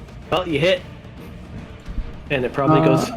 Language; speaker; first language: English; native; English